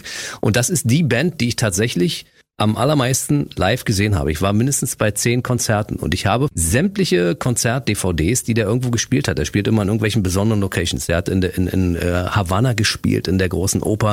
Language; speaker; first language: German; native; German